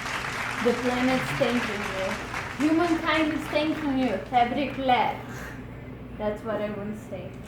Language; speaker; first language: English; non-native, fluent; Portuguese